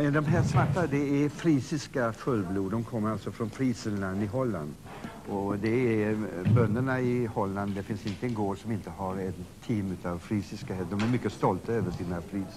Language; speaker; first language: Swedish; native; Swedish